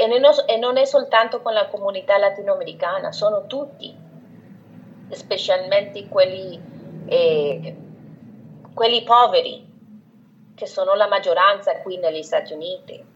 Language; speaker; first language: Italian; non-native, fluent; Spanish